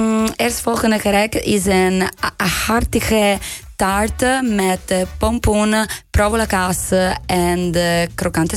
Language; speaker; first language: Dutch; non-native, learner; Italian